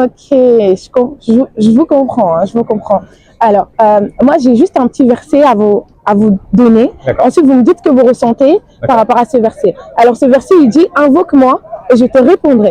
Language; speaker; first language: French; native; French